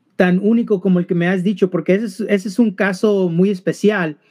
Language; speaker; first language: Spanish; early bilingual, heritage; Spanish